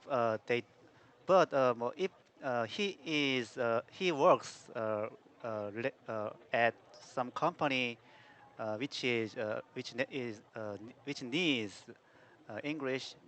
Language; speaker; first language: English; non-native, learner; Korean